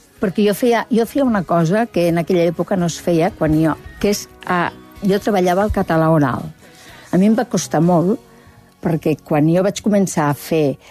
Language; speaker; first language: Catalan; native; Catalan